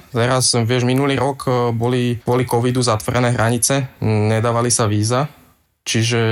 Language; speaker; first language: Slovak; native; Slovak